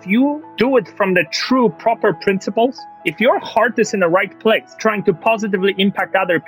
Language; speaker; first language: English; non-native, fluent; Polish